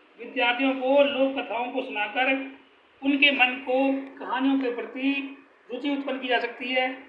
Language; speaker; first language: Hindi; native; Hindi